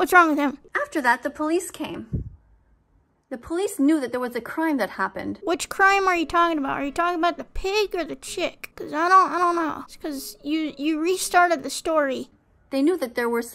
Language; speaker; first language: English; native; English